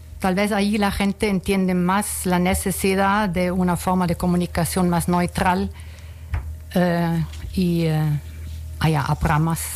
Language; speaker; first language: Spanish; non-native, fluent; German